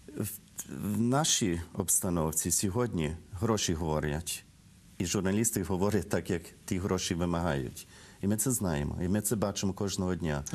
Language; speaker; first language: Ukrainian; early bilingual, heritage; Ukrainian